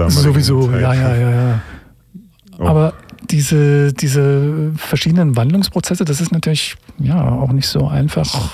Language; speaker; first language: German; native; German